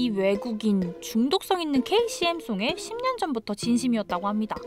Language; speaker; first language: Korean; native; Korean